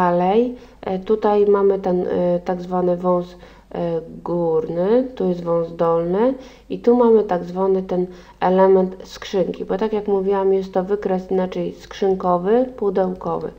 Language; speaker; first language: Polish; native; Polish